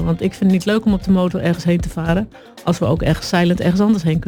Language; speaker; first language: Dutch; native; Dutch